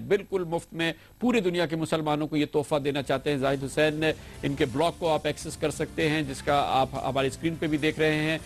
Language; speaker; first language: Urdu; native; Urdu